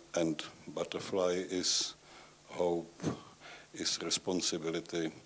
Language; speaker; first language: English; non-native, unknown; Czech